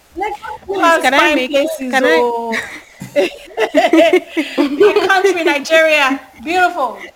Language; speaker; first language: English; non-native, local second language; Yoruba